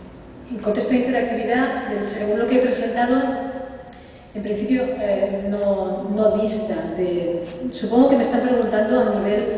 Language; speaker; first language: Spanish; native; Spanish